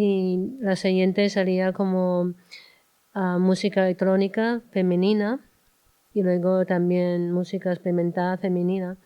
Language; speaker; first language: Spanish; non-native, learner; Chinese